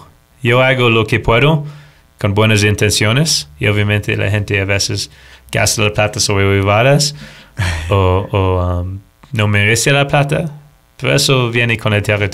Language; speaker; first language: Spanish; non-native, fluent; English